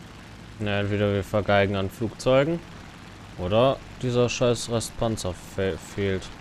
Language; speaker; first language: German; native; German